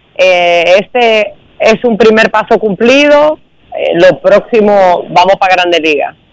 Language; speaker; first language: Spanish; native; Spanish